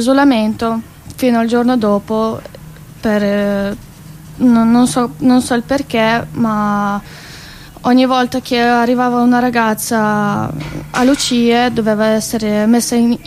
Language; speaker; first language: Italian; non-native, fluent; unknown